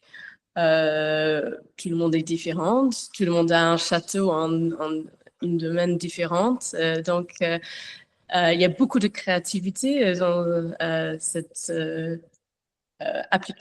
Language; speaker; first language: French; non-native, learner; English